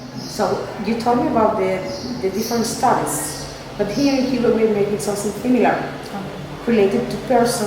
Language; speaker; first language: English; non-native, fluent; Spanish